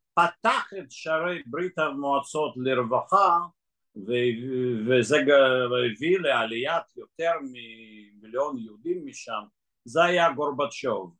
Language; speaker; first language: Hebrew; non-native, fluent; Russian